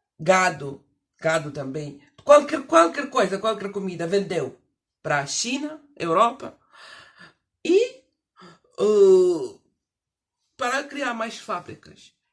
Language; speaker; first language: Portuguese; non-native, fluent; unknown